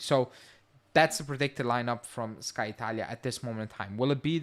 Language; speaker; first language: English; native; English